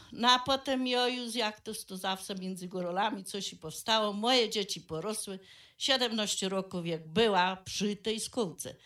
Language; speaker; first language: Polish; native; Polish